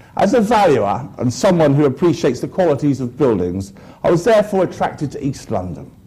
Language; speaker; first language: English; native; English